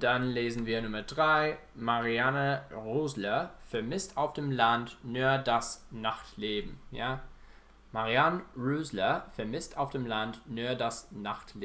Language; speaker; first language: German; non-native, fluent; English